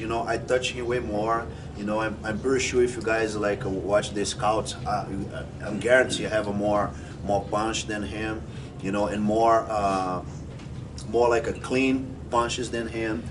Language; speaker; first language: English; non-native, fluent; Portuguese